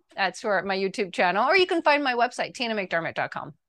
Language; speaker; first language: English; early bilingual, other home language; Italian